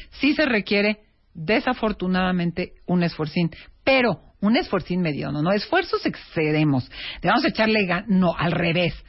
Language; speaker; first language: Spanish; native; Spanish